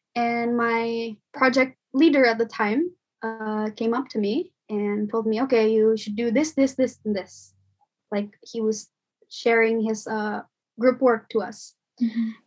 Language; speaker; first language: English; non-native, fluent; Indonesian